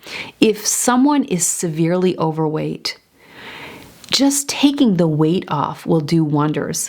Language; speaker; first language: English; native; English